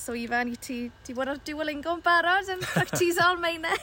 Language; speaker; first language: Welsh; native; Welsh